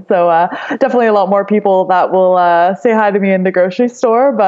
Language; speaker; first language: English; native; English